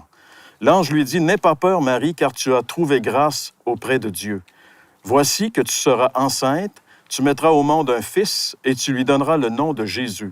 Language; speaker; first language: French; native; French